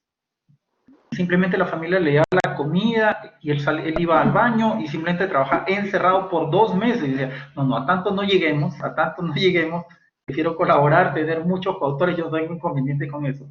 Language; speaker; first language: Spanish; native; Spanish